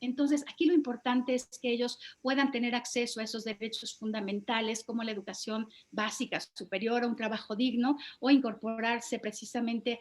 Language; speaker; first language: Spanish; native; Spanish